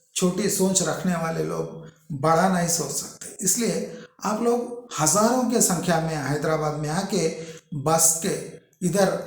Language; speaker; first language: Hindi; non-native, local second language; Telugu